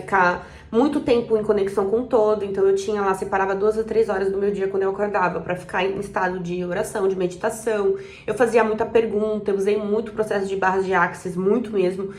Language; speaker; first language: Portuguese; native; Portuguese